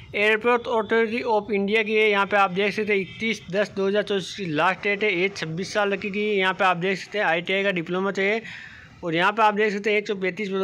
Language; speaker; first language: Hindi; native; Hindi